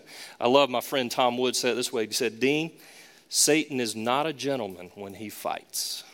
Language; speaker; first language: English; native; English